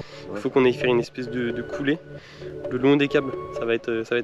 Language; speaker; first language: French; native; French